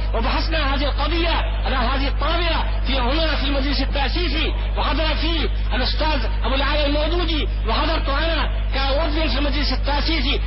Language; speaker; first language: Arabic; non-native, fluent; Urdu